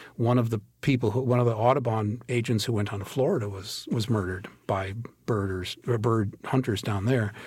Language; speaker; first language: English; native; English